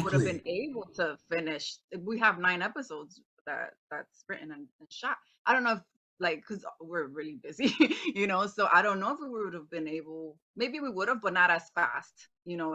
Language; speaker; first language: English; native; English